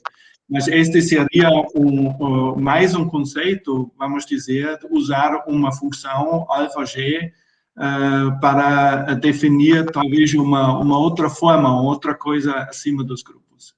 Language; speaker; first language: Portuguese; non-native, fluent; German